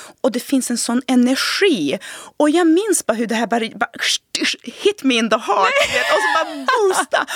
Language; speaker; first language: Swedish; early bilingual, other home language; Portuguese